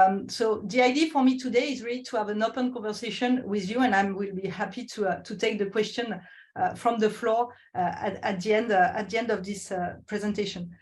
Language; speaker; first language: English; non-native, fluent; French